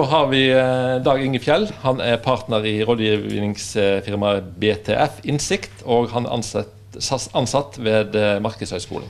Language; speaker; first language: Norwegian; native; Norwegian